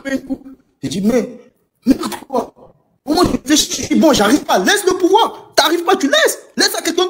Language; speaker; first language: French; non-native, local second language; Ewe